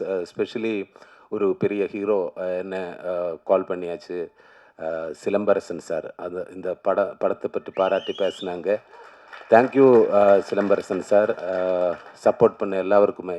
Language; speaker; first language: Tamil; non-native, learner; Malayalam